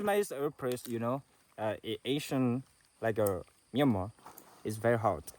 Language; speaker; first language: English; non-native, learner; S'gaw Karen